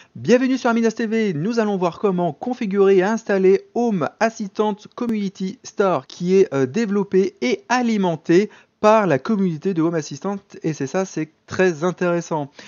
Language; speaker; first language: French; native; French